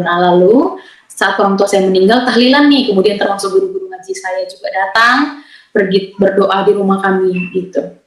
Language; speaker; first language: Indonesian; native; Indonesian